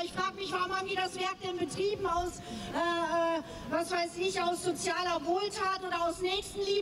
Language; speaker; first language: German; native; German